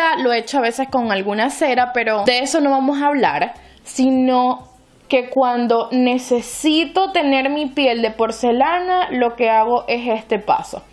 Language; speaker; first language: Spanish; native; Spanish